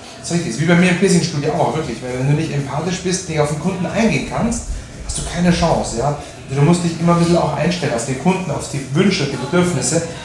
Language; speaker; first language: German; native; German